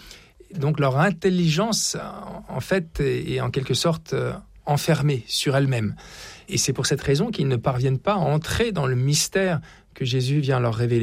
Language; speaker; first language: French; native; French